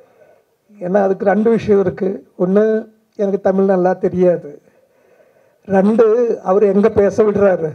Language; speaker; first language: Tamil; non-native, fluent; Malayalam